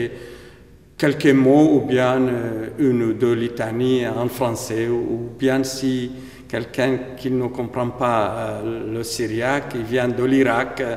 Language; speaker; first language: French; non-native, fluent; Aramaic